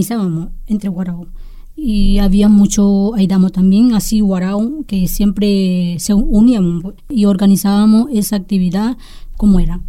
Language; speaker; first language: Spanish; non-native, local second language; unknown